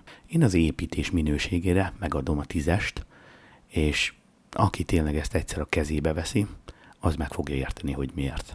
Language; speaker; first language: Hungarian; native; Hungarian